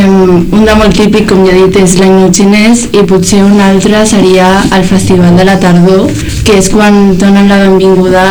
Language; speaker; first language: Catalan; early bilingual, other home language; Chinese